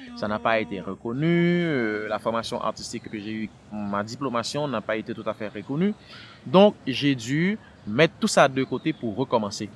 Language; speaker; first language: French; non-native, local second language; Haitian Creole